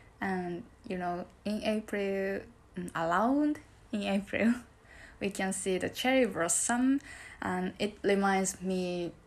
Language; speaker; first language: English; non-native, learner; Japanese